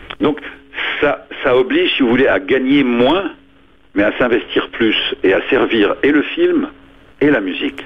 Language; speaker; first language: French; non-native, local second language; Arabic